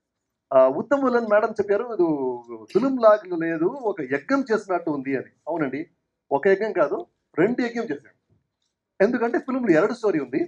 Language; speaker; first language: Telugu; non-native, local second language; Kannada